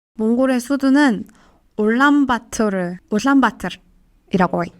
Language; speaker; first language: Korean; non-native, fluent; Mongolian